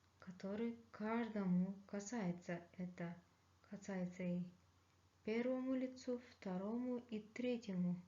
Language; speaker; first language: Russian; non-native, fluent; Kyrgyz